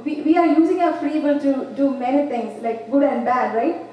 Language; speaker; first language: English; non-native, local second language; Malayalam